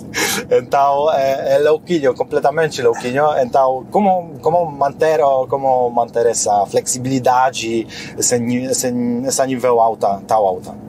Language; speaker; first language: Portuguese; non-native, fluent; Polish